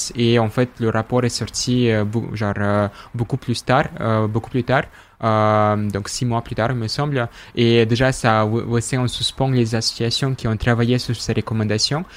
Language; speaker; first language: French; non-native, fluent; Russian